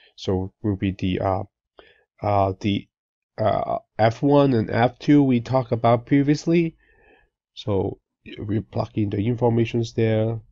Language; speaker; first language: English; non-native, fluent; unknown